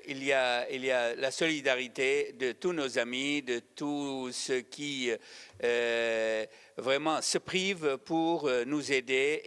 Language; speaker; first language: French; non-native, fluent; Arabic